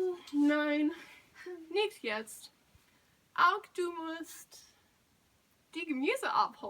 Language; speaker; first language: German; non-native, learner; English